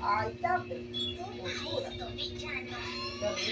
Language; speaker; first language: Spanish; non-native, local second language; Quechua